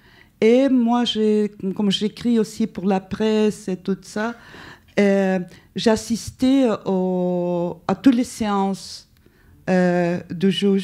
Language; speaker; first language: French; non-native, fluent; Spanish